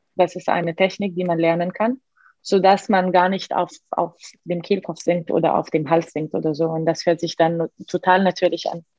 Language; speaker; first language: German; non-native, fluent; Arabic